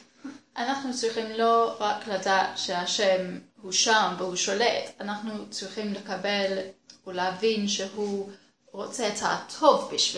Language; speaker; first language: Hebrew; non-native, learner; English